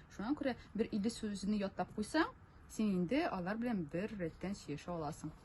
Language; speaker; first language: Tatar; non-native, local second language; Russian